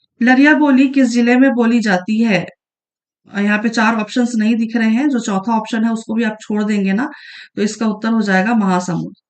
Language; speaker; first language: Hindi; native; Hindi